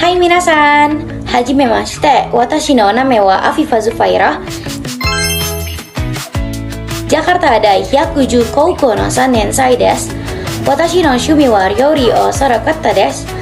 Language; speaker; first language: Japanese; non-native, learner; Indonesian